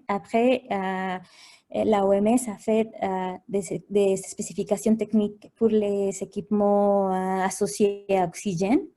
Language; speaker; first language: French; non-native, fluent; Spanish